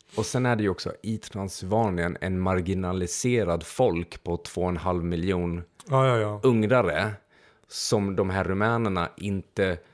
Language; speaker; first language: Swedish; early bilingual, other home language; Hungarian